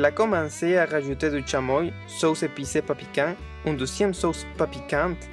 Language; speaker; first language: French; non-native, fluent; Spanish